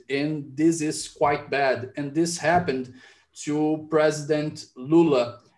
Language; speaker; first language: English; non-native, fluent; Portuguese